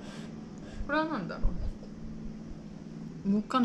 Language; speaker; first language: Japanese; non-native, fluent; Korean